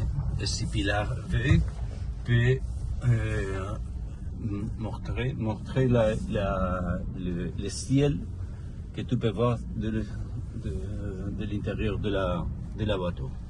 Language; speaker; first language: French; non-native, learner; Spanish